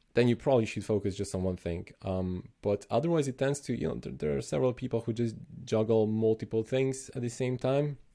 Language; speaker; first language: English; non-native, fluent; Slovenian